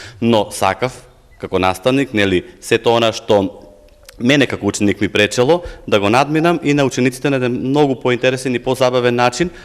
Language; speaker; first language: Macedonian; native; Macedonian